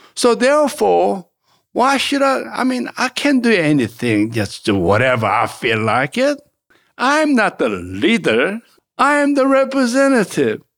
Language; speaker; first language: English; non-native, fluent; Korean